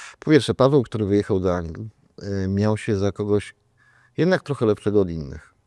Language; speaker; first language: Polish; native; Polish